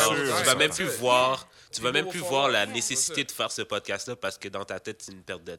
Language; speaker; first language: French; native; French